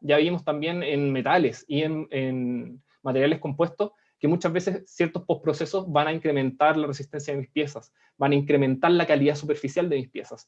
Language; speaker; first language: Spanish; native; Spanish